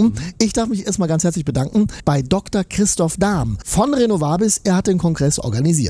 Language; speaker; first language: German; native; German